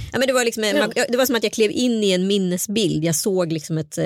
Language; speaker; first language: Swedish; early bilingual, other home language; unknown